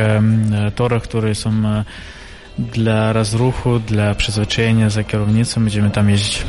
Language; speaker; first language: Polish; non-native, fluent; Russian